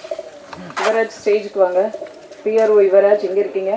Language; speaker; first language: Tamil; native; Tamil